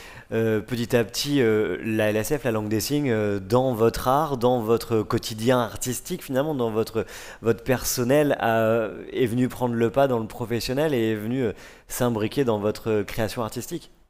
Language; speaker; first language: French; native; French